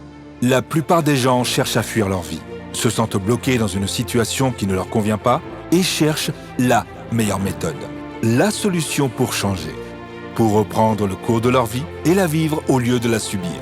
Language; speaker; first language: French; native; French